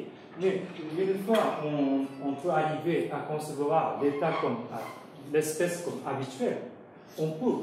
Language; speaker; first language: French; non-native, fluent; Japanese